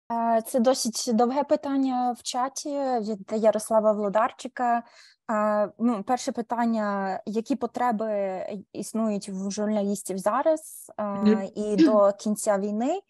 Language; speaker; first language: Ukrainian; early bilingual, heritage; Ukrainian